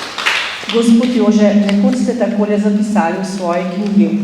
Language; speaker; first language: Slovenian; native; Slovenian